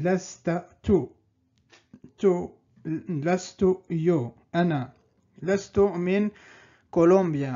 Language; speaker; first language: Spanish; non-native, fluent; Arabic